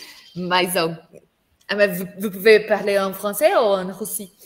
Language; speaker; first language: French; non-native, learner; Portuguese